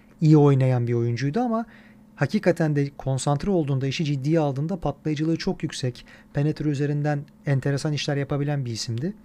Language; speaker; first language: Turkish; native; Turkish